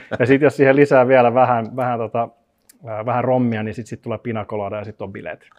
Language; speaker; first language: Finnish; non-native, local second language; Swedish